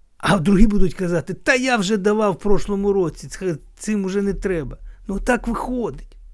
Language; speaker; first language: Ukrainian; non-native, local second language; Russian